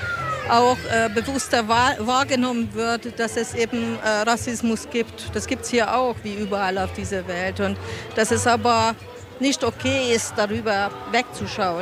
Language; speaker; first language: German; non-native, fluent; Hungarian